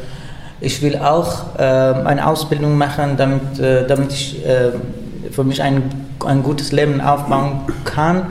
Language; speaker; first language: German; non-native, learner; Persian